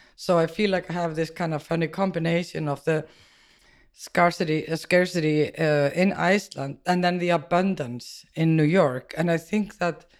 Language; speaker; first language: English; non-native, fluent; Icelandic